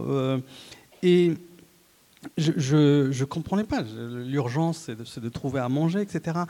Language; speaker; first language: French; early bilingual, other home language; Arabic